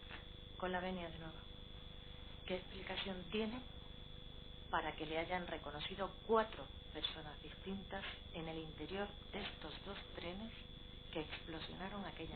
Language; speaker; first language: Spanish; native; Spanish